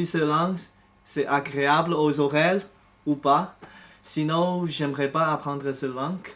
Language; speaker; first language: French; non-native, fluent; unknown